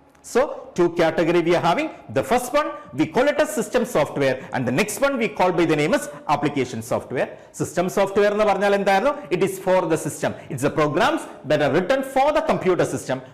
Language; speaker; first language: English; non-native, local second language; Malayalam